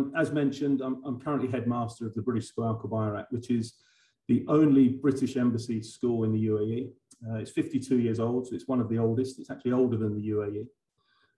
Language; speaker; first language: English; native; English